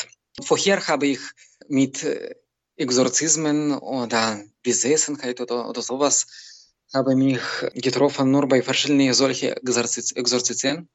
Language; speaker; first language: German; non-native, learner; Belarusian